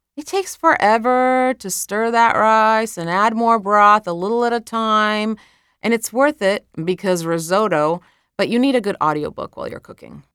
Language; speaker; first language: English; non-native, fluent; Croatian